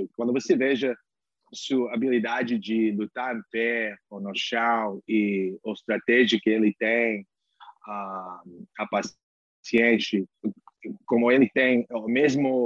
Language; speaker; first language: Portuguese; non-native, learner; English